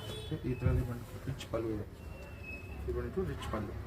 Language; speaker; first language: Kannada; non-native, local second language; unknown